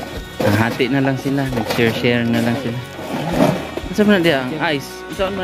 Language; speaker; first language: Filipino; non-native, local second language; Cebuano